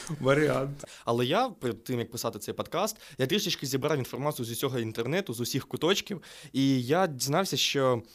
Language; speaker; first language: Ukrainian; non-native, local second language; Russian